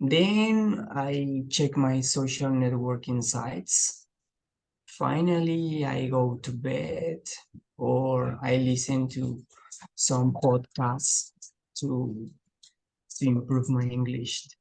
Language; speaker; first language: English; non-native, fluent; Spanish